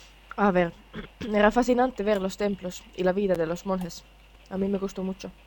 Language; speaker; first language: Spanish; non-native, fluent; Finnish